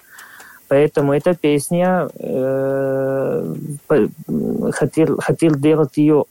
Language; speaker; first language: Russian; non-native, fluent; Arabic